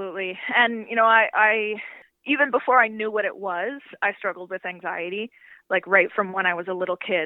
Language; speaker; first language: English; native; English